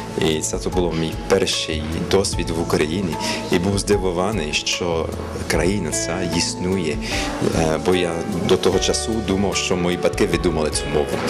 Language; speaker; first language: Ukrainian; early bilingual, heritage; Ukrainian